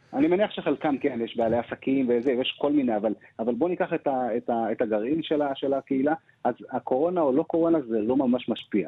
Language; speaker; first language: Hebrew; early bilingual, other home language; Amharic